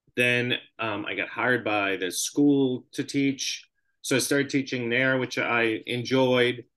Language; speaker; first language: English; native; English